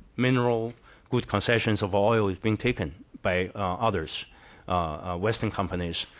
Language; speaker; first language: English; non-native, fluent; Chinese